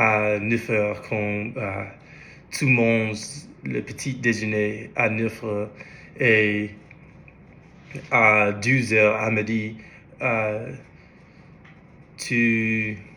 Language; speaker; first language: French; non-native, learner; English